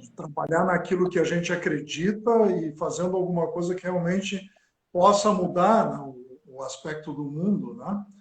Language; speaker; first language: Portuguese; native; Portuguese